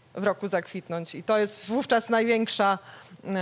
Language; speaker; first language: Polish; native; Polish